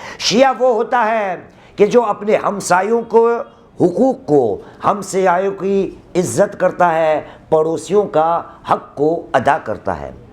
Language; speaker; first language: Urdu; non-native, local second language; Gujarati